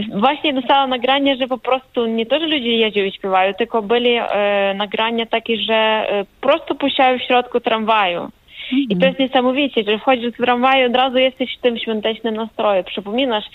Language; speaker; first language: Polish; non-native, fluent; Ukrainian